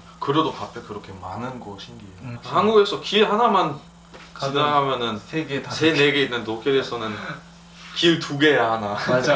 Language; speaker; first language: Korean; non-native, fluent; German